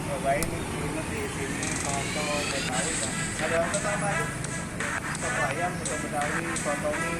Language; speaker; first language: Indonesian; non-native, local second language; Sundanese